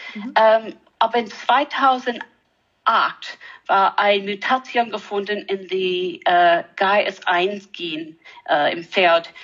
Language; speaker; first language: German; non-native, learner; English